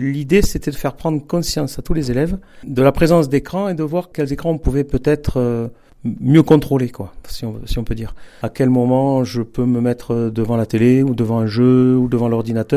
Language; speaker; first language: French; native; French